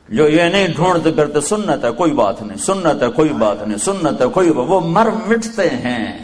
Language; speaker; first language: Urdu; non-native, local second language; Punjabi